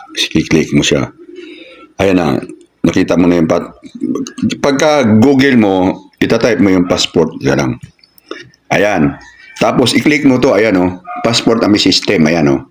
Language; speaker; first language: Filipino; non-native, local second language; Cebuano